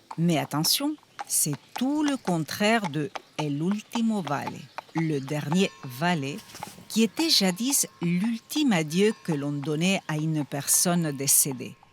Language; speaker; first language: French; non-native, fluent; Spanish